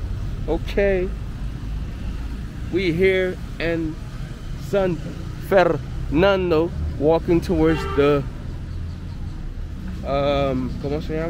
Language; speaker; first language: Spanish; non-native, learner; English